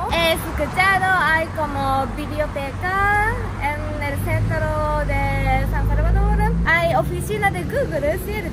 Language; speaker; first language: Spanish; non-native, learner; Japanese